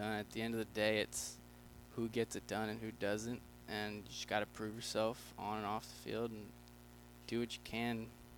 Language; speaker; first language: English; native; English